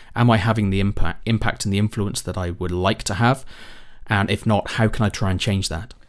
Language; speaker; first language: English; native; English